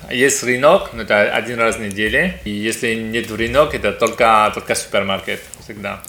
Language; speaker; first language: Russian; non-native, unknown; French